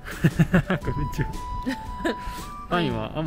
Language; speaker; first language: Japanese; native; Japanese